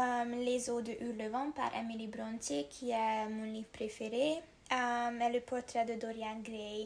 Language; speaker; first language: French; non-native, learner; Hungarian